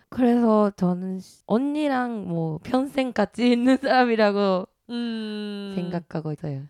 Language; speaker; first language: Korean; non-native, fluent; Japanese